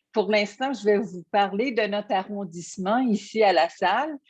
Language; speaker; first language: French; native; French